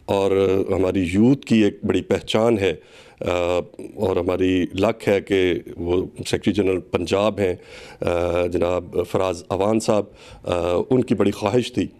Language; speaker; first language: Urdu; non-native, local second language; Punjabi